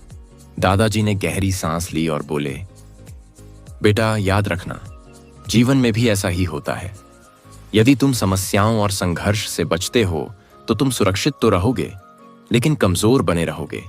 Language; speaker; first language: Hindi; native; Hindi